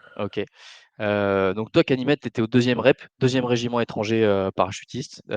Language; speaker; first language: French; native; French